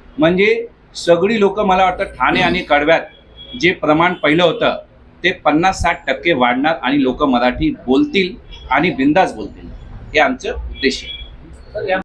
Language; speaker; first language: Marathi; non-native, local second language; Hindi